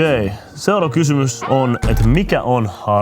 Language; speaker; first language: Finnish; native; Finnish